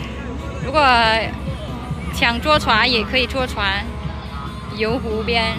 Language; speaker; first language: Chinese; non-native, fluent; Vietnamese